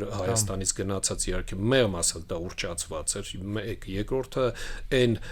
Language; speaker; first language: Armenian; native; Armenian